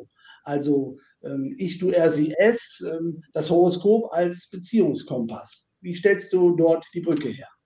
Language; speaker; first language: German; native; German